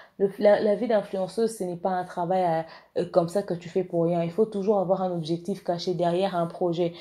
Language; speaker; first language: French; non-native, local second language; Lingala